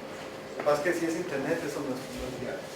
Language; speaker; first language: Spanish; native; Spanish